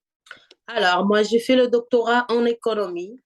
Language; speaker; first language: French; non-native, fluent; Portuguese